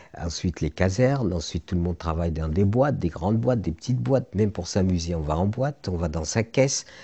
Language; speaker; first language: French; non-native, local second language; Arabic